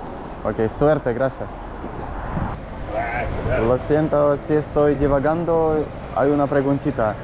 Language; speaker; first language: Spanish; non-native, learner; Russian